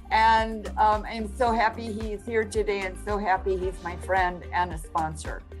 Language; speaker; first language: English; native; English